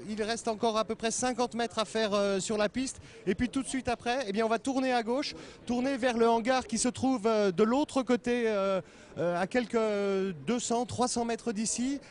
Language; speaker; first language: French; native; French